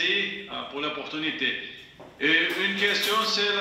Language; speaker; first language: French; non-native, fluent; Portuguese